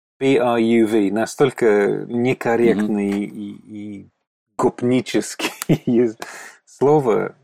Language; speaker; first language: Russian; non-native, fluent; English